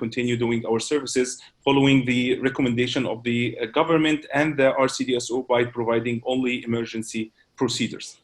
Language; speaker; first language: English; non-native, fluent; Arabic